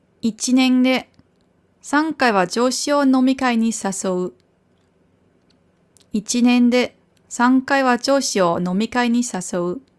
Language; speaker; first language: Japanese; non-native, fluent; German